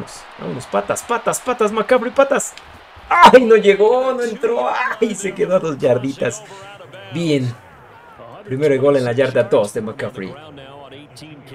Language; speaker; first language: Spanish; native; Spanish